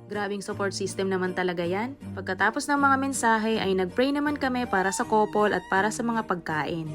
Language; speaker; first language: Filipino; native; Filipino